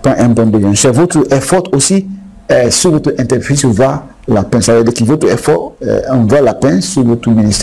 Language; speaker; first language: French; non-native, fluent; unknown